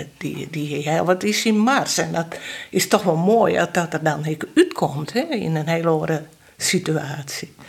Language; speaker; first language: Dutch; non-native, local second language; Western Frisian